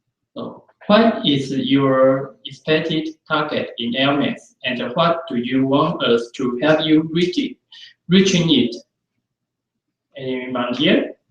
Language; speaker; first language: English; non-native, fluent; Chinese